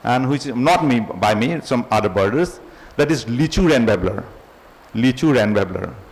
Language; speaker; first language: English; non-native, local second language; Assamese